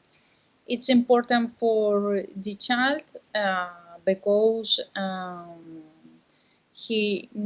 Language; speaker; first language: English; non-native, learner; Spanish